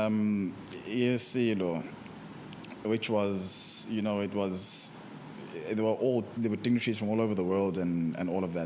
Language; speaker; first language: English; non-native, local second language; Zulu